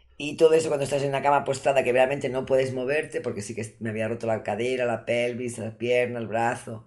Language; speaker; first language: Spanish; non-native, local second language; Catalan